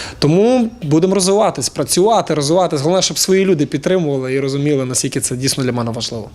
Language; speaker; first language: Ukrainian; native; Ukrainian